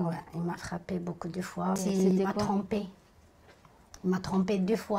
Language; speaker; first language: French; non-native, fluent; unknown